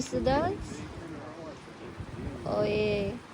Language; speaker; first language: German; non-native, learner; Cebuano